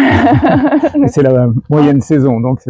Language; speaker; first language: French; native; French